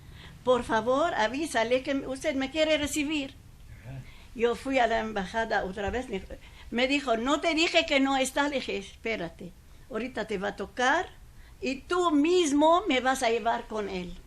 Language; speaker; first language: Spanish; non-native, fluent; Persian